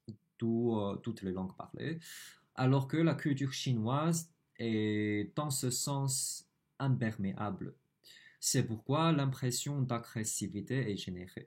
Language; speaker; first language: French; non-native, fluent; Chinese